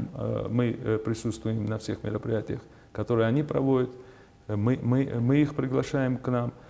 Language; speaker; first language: Russian; non-native, local second language; Georgian